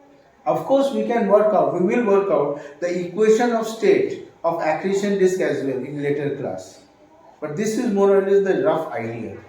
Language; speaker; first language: English; non-native, local second language; Bangla